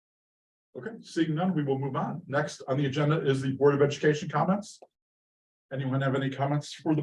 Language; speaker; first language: English; native; English